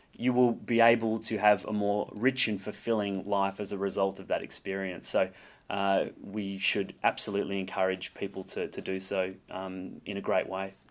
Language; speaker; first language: English; native; English